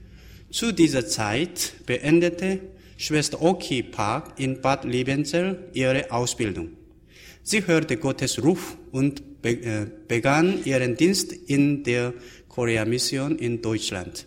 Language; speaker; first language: German; non-native, fluent; Korean